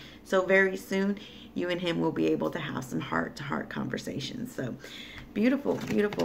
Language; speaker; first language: English; native; English